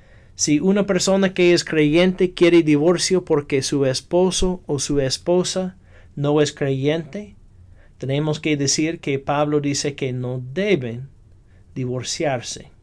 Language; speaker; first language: Spanish; non-native, fluent; English